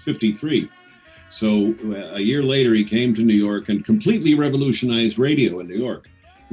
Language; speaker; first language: English; native; English